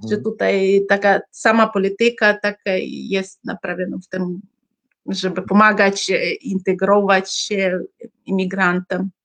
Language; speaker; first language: Polish; non-native, learner; Uzbek